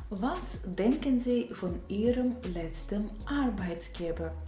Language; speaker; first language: German; non-native, fluent; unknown